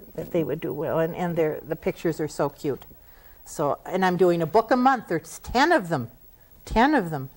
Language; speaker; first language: English; native; English